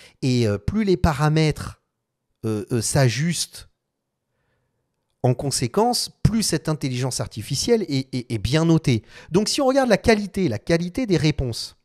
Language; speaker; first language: French; native; French